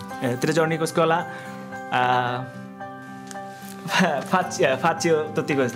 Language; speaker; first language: Italian; non-native, learner; Bangla